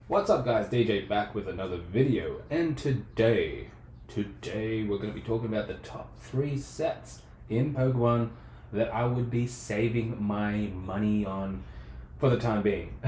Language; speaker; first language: English; native; English